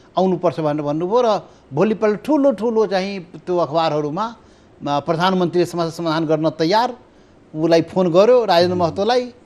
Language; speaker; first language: Nepali; non-native, local second language; Maithili